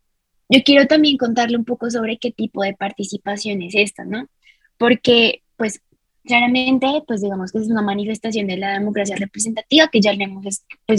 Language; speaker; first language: Spanish; native; Spanish